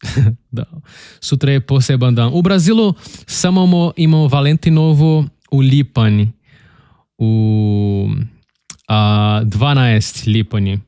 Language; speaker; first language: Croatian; non-native, learner; Portuguese